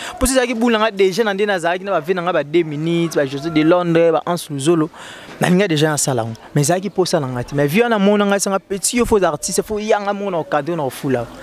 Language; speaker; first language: Lingala; native; Lingala